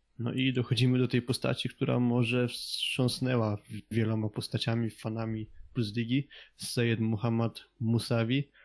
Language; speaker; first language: Polish; native; Polish